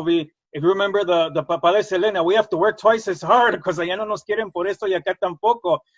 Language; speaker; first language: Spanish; early bilingual, heritage; Spanish